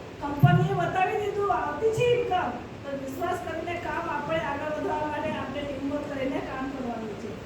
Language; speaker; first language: Gujarati; non-native, local second language; Marathi